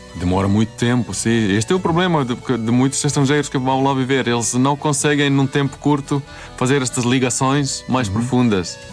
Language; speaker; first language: Portuguese; non-native, fluent; Swedish